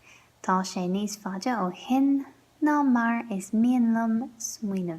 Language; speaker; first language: Irish; non-native, local second language; English